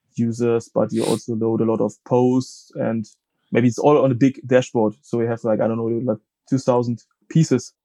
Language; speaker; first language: English; non-native, fluent; German